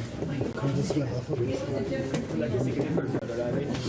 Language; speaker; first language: Norwegian; native; Norwegian